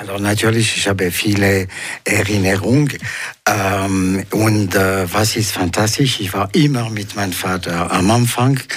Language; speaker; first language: German; non-native, local second language; French